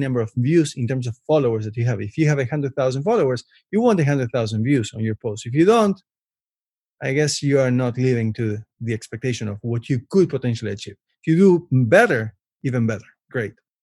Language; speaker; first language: English; non-native, fluent; Spanish